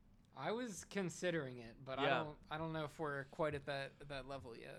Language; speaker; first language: English; native; English